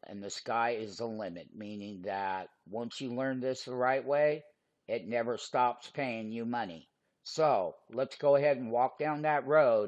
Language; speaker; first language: English; native; English